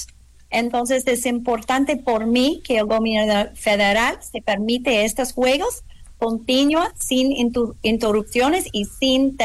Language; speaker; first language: Spanish; non-native, learner; English